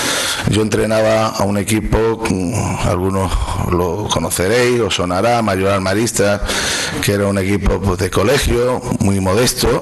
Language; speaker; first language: Spanish; native; Spanish